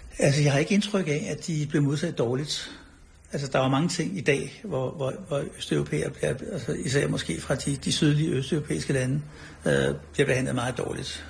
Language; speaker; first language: Danish; native; Danish